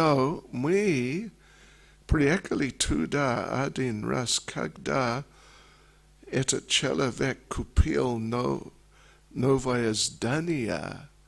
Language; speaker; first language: Russian; non-native, learner; English